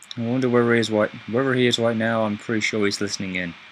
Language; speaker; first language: English; native; English